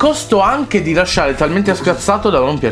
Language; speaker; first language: Italian; native; Italian